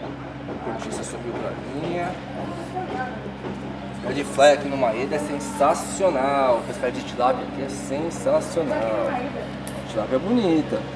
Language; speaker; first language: Portuguese; native; Portuguese